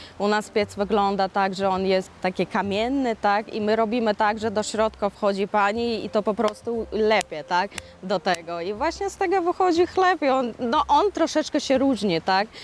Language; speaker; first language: Polish; non-native, fluent; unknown